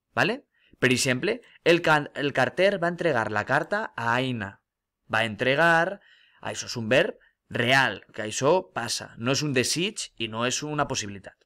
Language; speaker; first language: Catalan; non-native, local second language; Spanish